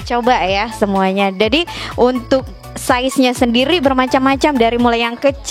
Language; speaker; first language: Indonesian; native; Indonesian